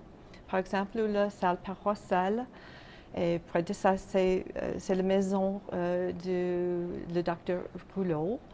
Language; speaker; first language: French; non-native, local second language; English